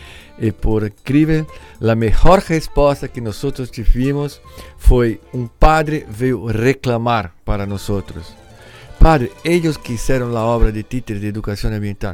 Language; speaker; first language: Spanish; non-native, learner; Portuguese